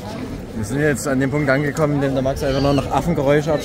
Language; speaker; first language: German; native; German